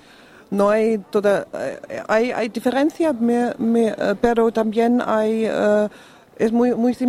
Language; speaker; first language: Spanish; non-native, learner; German